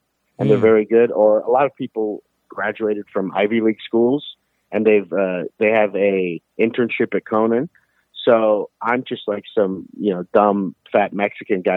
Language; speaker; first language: English; native; English